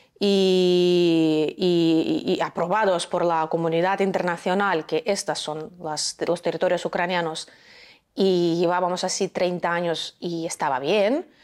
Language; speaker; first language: Spanish; non-native, fluent; Ukrainian